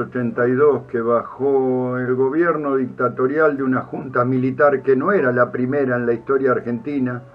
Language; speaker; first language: Spanish; native; Spanish